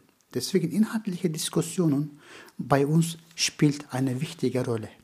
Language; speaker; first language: German; non-native, fluent; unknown